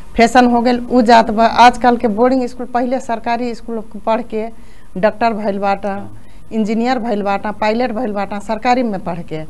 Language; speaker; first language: Bhojpuri; native; Bhojpuri